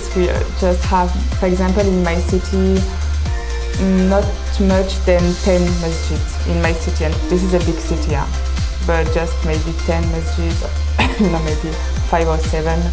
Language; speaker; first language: English; non-native, fluent; French